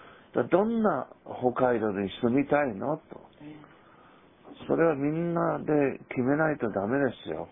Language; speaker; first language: Japanese; non-native, fluent; English